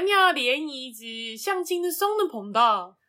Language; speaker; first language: Korean; non-native, learner; Chinese